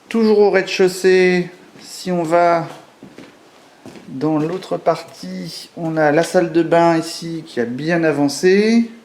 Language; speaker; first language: French; native; French